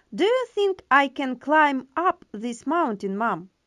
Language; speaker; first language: English; non-native, fluent; Ukrainian